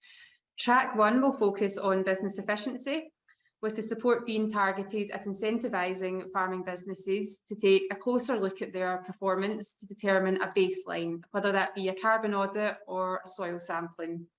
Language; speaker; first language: English; native; English